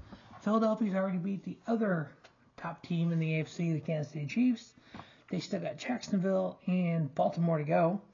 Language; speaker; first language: English; native; English